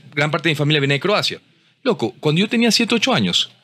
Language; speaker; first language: Spanish; native; Spanish